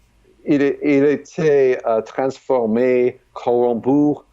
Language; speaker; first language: French; non-native, fluent; English